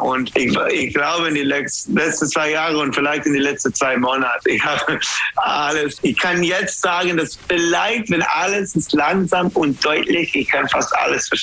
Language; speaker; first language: German; non-native, learner; English